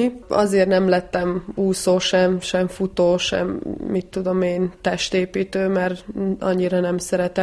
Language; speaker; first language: Hungarian; early bilingual, heritage; Hungarian